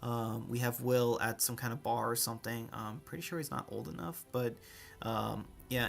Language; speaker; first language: English; native; English